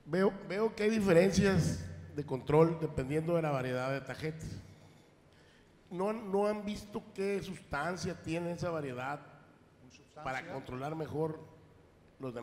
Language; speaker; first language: Spanish; native; Spanish